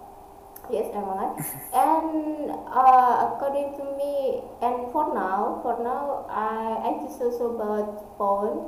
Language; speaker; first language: English; non-native, learner; Indonesian